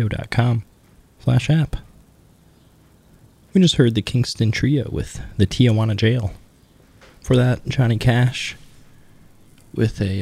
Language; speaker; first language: English; native; English